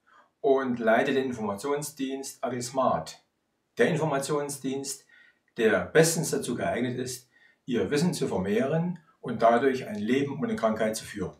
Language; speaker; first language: German; native; German